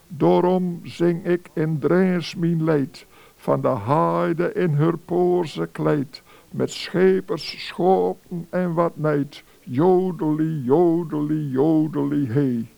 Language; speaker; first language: Dutch; native; Dutch